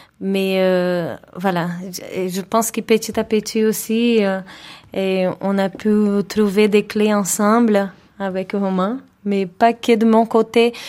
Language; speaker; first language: French; non-native, fluent; Portuguese